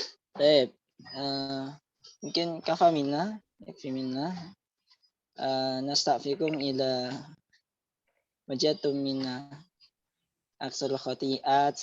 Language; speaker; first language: Arabic; non-native, learner; Indonesian